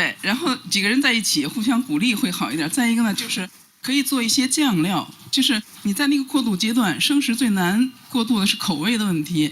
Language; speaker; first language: Chinese; native; Chinese